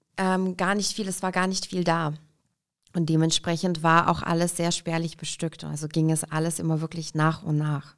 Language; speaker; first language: German; early bilingual, other home language; Russian